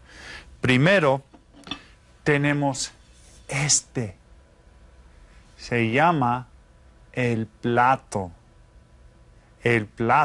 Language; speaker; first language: Spanish; non-native, fluent; English